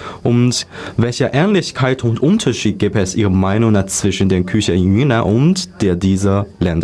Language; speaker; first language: German; non-native, learner; Chinese